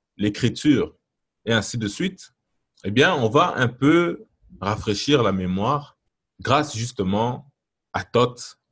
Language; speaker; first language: French; non-native, local second language; Lingala